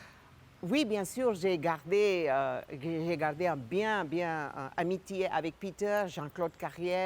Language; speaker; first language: French; non-native, fluent; Gujarati